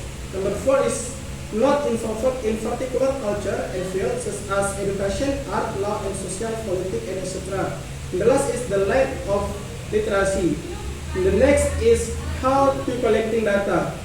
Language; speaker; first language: English; non-native, learner; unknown